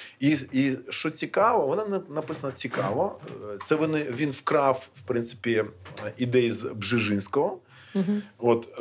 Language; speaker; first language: Ukrainian; non-native, local second language; Russian